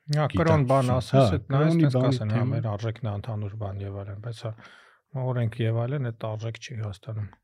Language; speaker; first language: Armenian; native; Armenian